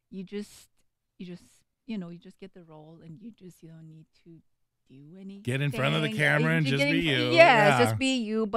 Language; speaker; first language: English; non-native, fluent; Persian